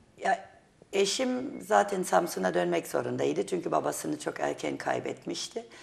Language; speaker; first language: Turkish; non-native, fluent; German